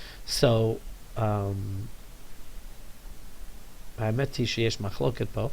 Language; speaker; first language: Hebrew; non-native, fluent; English